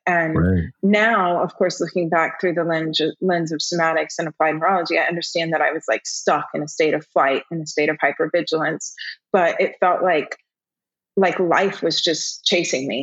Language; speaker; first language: English; early bilingual, other home language; German